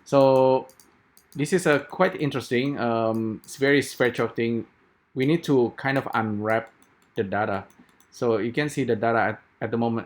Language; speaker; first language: English; non-native, fluent; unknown